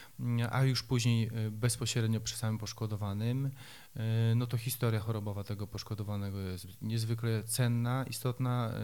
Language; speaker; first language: Polish; native; Polish